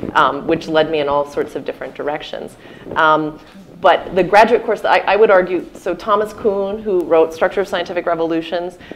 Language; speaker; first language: English; native; English